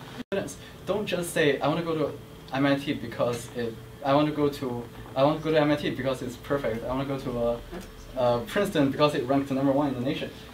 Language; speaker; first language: English; non-native, fluent; Chinese